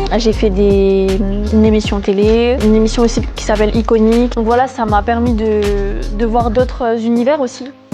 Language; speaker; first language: French; early bilingual, other home language; Malagasy